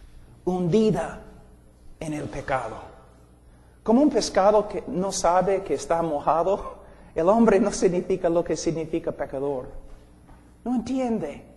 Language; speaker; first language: Spanish; non-native, fluent; English